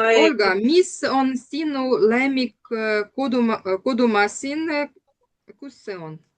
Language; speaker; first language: Estonian; non-native, learner; Russian